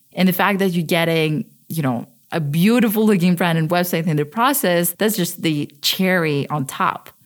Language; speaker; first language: English; early bilingual, other home language; Russian